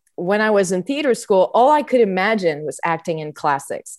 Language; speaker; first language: English; native; English